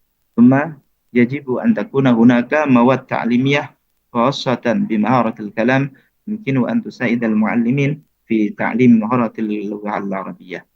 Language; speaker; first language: Arabic; non-native, fluent; Indonesian